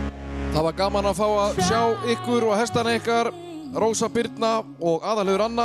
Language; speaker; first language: Icelandic; native; Icelandic